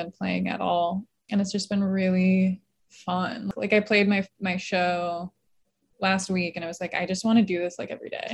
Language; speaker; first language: English; native; English